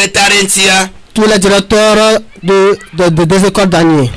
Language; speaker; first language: French; early bilingual, other home language; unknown